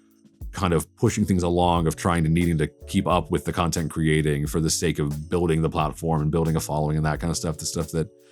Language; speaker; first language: English; native; English